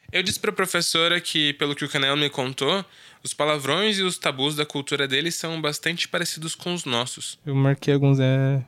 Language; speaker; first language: Portuguese; native; Portuguese